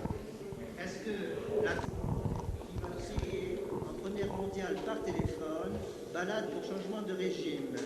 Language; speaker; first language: French; native; French